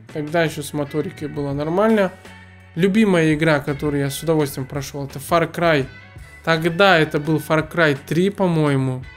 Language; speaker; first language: Russian; early bilingual, other home language; Azerbaijani